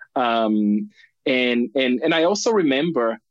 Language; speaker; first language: English; non-native, fluent; Portuguese